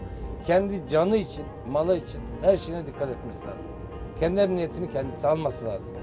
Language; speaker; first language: Turkish; native; Turkish